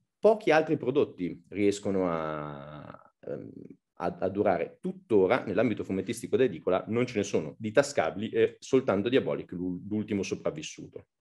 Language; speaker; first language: Italian; native; Italian